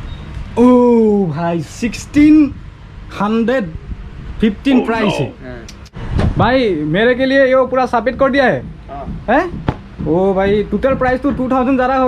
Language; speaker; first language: Hindi; non-native, local second language; Assamese